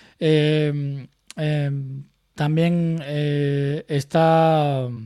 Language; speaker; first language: Spanish; native; Spanish